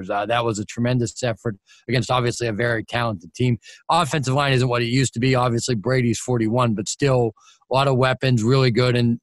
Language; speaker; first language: English; native; English